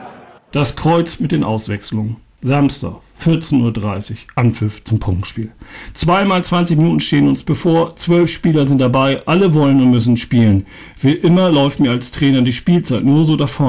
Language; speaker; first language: German; native; German